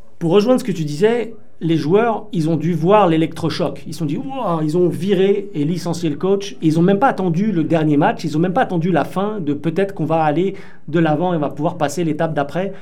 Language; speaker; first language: French; native; French